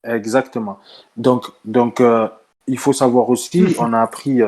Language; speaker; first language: French; native; French